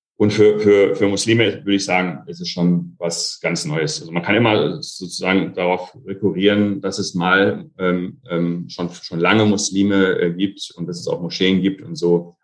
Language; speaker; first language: German; early bilingual, other home language; Arabic